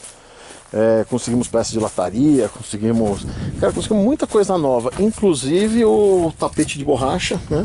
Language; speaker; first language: Portuguese; native; Portuguese